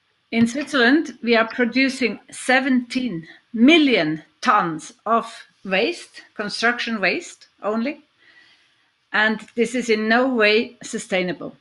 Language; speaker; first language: English; non-native, fluent; German